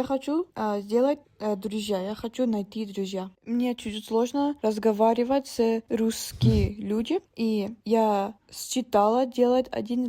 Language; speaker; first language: Russian; non-native, learner; Japanese